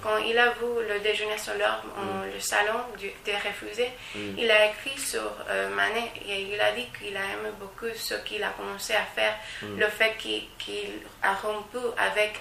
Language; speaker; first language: French; non-native, learner; Spanish